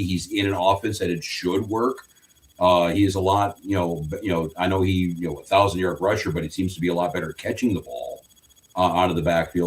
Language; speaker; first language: English; native; English